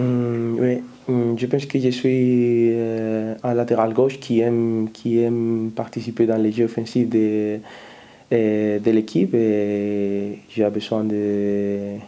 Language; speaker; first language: French; non-native, learner; Spanish